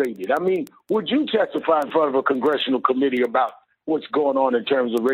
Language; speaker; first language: English; native; English